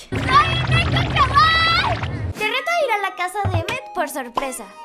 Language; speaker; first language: Spanish; native; Spanish